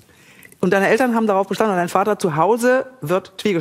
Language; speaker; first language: German; native; German